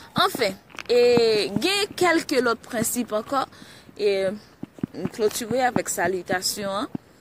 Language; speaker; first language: Haitian Creole; early bilingual, heritage; Haitian Creole